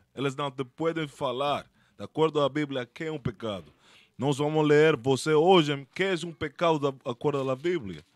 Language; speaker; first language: Portuguese; non-native, fluent; Spanish